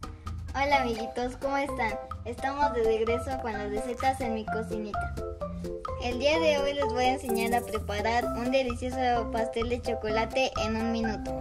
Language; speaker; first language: Spanish; native; Spanish